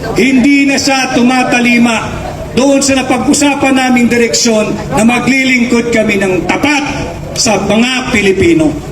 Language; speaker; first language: Filipino; native; Filipino